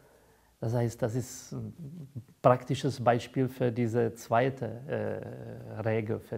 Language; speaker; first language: German; non-native, fluent; Czech